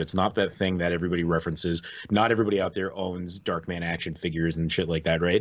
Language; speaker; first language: English; native; English